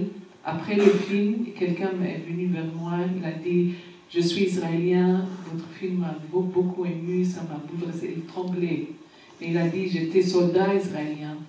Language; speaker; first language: French; non-native, fluent; Arabic